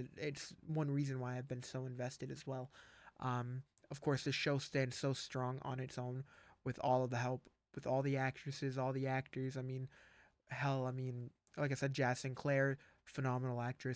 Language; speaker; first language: English; native; English